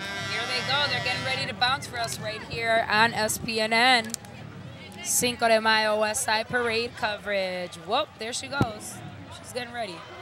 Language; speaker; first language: English; early bilingual, other home language; Spanish